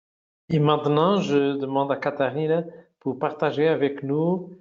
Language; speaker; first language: French; non-native, fluent; Portuguese